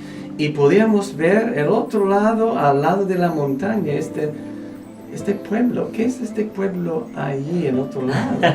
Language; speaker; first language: Spanish; non-native, fluent; English